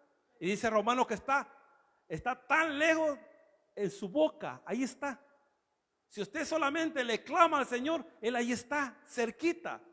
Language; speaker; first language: Spanish; native; Spanish